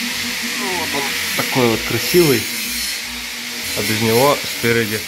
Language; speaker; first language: Russian; native; Russian